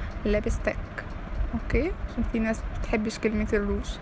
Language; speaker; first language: Arabic; native; Arabic